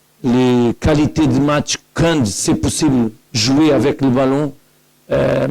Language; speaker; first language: French; non-native, learner; Portuguese